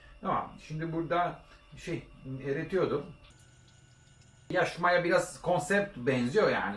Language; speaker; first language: Turkish; non-native, learner; Italian